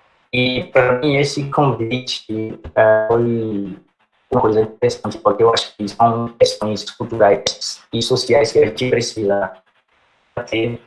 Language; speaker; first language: Portuguese; non-native, fluent; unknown